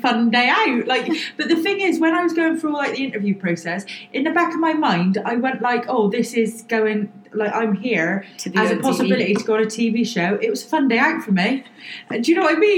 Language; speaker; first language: English; native; English